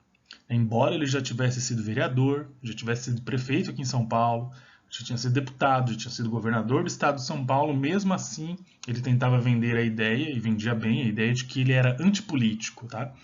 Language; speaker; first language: Portuguese; native; Portuguese